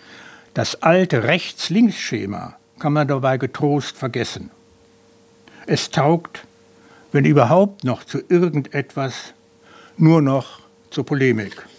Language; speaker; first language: German; native; German